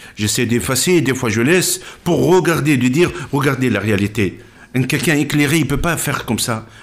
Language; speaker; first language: French; non-native, local second language; Arabic